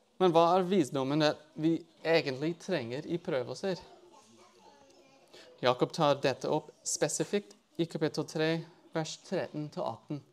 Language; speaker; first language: Norwegian; non-native, fluent; English